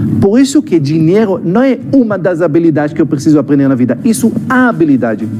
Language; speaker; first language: Portuguese; non-native, fluent; Hebrew